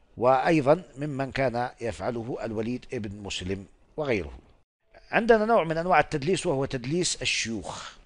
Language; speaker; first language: Arabic; non-native, fluent; Oromo